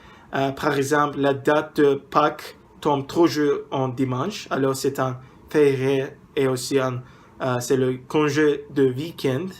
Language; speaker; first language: French; non-native, learner; English